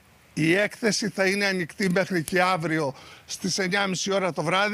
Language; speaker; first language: Greek; native; Greek